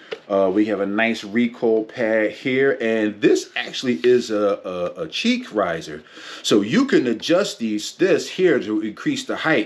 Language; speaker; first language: English; native; English